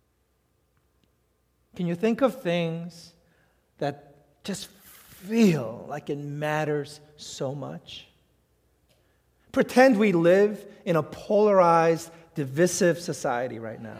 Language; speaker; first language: English; native; English